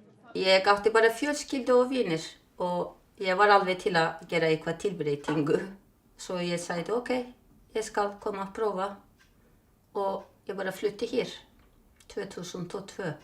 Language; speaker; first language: Icelandic; non-native, fluent; Turkish